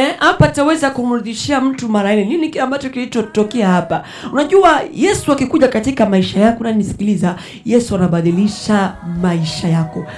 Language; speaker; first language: Swahili; non-native, local second language; Rundi